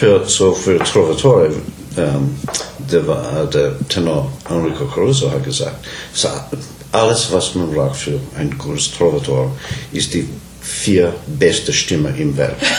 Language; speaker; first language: German; non-native, learner; English